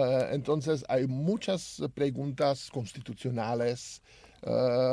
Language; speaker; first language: Spanish; non-native, learner; Czech